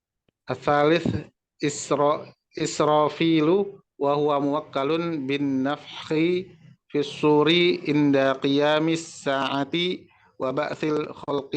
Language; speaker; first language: Arabic; non-native, learner; Indonesian